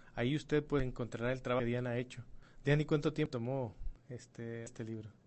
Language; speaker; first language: Spanish; native; Spanish